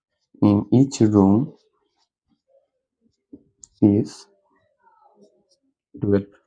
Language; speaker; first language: English; non-native, local second language; Hindi